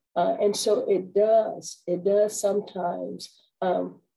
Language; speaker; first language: English; native; English